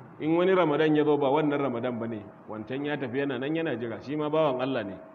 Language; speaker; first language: Hausa; non-native, local second language; Kanuri